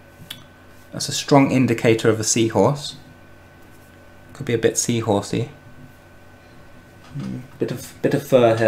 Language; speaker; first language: English; native; English